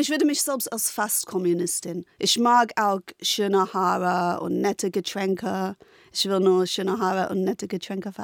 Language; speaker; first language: German; non-native, fluent; English